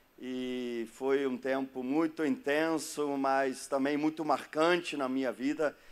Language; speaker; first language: Portuguese; non-native, fluent; German